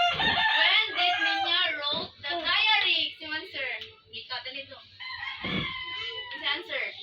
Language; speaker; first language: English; non-native, local second language; Cebuano